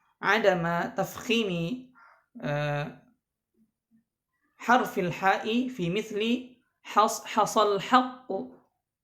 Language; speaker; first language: Arabic; non-native, fluent; Indonesian